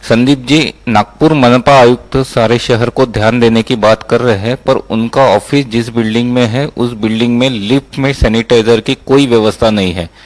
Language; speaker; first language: Hindi; non-native, local second language; Marathi